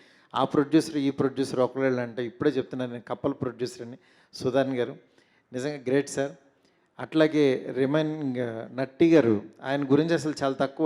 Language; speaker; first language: Telugu; native; Telugu